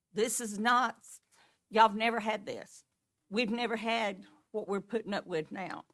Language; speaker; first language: English; native; English